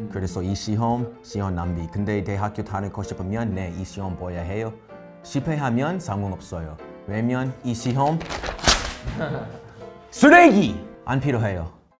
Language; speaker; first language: Korean; non-native, learner; English